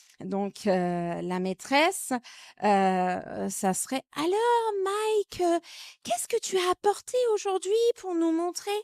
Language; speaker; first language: French; non-native, fluent; English